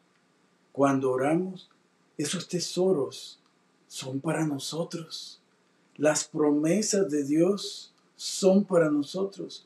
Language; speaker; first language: Spanish; native; Spanish